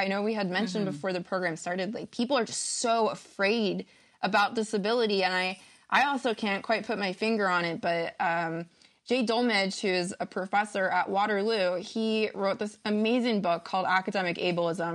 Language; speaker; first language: English; native; English